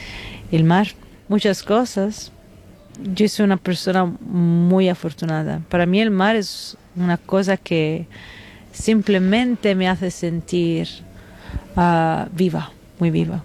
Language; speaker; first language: Spanish; non-native, fluent; Italian